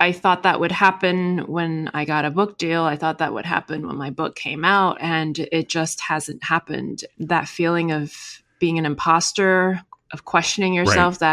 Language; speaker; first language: English; early bilingual, other home language; Chinese